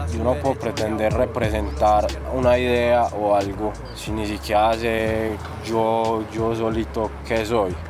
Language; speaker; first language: Spanish; native; Spanish